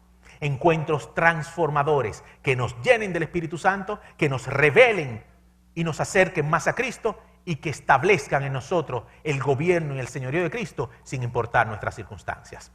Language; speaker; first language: Spanish; native; Spanish